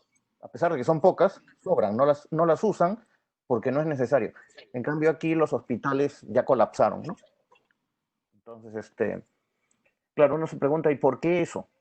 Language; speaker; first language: Spanish; native; Spanish